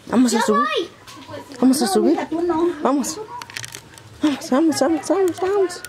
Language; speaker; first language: Spanish; early bilingual, heritage; Spanish